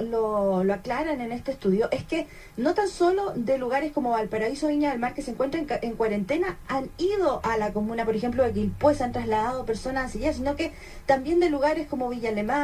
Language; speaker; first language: Spanish; native; Spanish